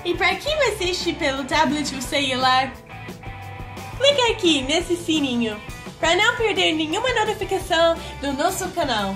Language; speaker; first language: Portuguese; non-native, fluent; English